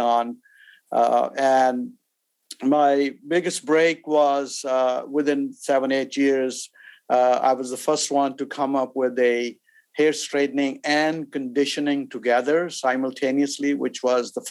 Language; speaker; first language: English; non-native, local second language; Urdu